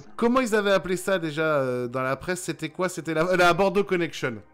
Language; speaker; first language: French; native; French